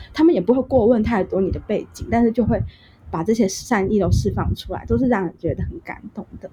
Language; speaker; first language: Chinese; non-native, local second language; Cantonese